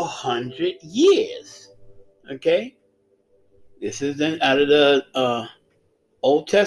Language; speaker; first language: English; native; English